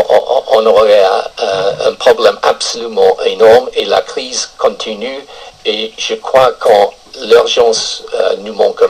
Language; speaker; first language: French; non-native, fluent; English